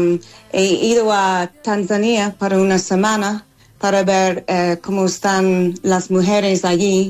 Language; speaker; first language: Spanish; non-native, fluent; English